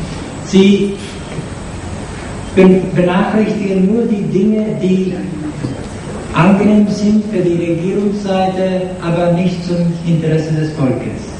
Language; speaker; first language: German; non-native, fluent; Japanese